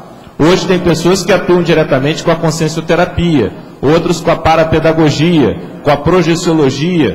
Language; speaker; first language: Portuguese; native; Portuguese